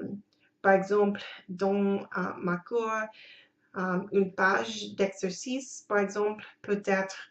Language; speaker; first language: French; non-native, learner; English